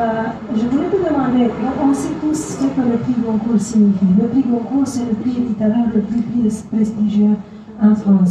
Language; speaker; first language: French; non-native, fluent; Romanian